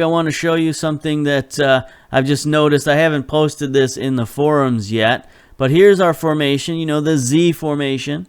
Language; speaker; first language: English; native; English